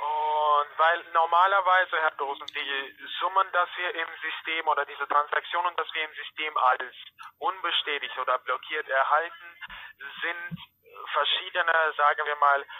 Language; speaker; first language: German; non-native, fluent; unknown